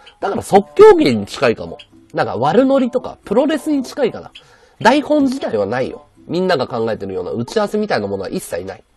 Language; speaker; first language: Japanese; native; Japanese